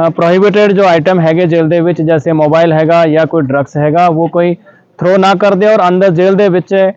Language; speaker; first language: Hindi; non-native, local second language; Punjabi